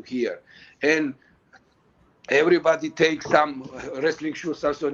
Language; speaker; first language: English; non-native, learner; Georgian